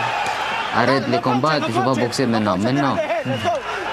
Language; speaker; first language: French; non-native, learner; Romanian